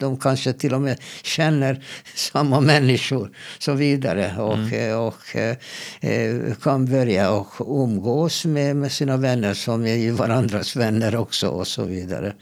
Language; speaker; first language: Swedish; non-native, fluent; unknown